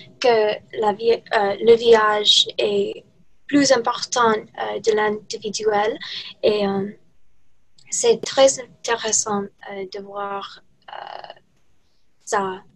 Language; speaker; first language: French; non-native, learner; English